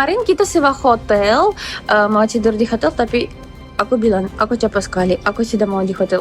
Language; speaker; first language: Indonesian; non-native, learner; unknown